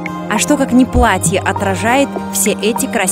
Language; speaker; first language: Russian; native; Russian